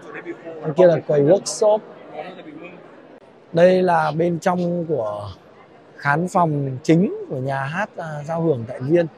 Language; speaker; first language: Vietnamese; native; Vietnamese